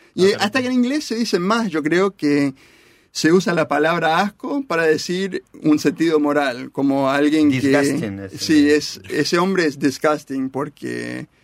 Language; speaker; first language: Spanish; early bilingual, heritage; Spanish